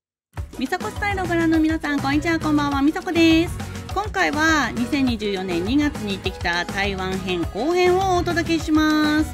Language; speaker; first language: Japanese; native; Japanese